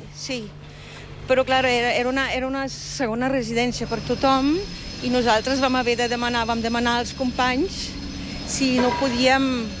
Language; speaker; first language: Catalan; non-native, fluent; German